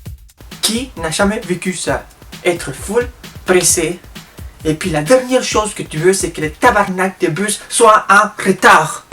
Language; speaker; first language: French; native; French